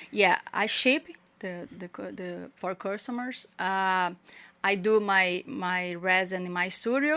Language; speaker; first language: English; non-native, learner; Portuguese